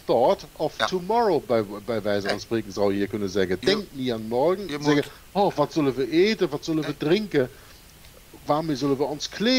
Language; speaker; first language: Dutch; non-native, fluent; German